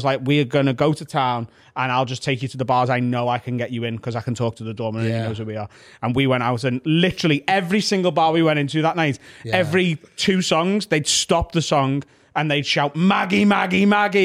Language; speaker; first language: English; native; English